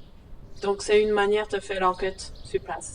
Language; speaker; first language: French; non-native, fluent; Chinese